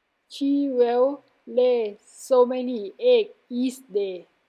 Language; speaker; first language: English; non-native, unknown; Thai